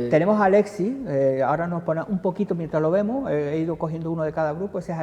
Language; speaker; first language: Spanish; native; Spanish